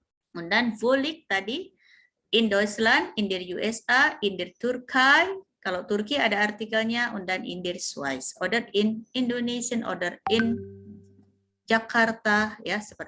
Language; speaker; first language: German; non-native, fluent; Indonesian